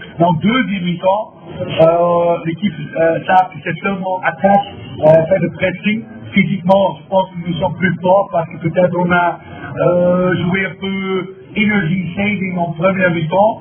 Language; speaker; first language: French; non-native, fluent; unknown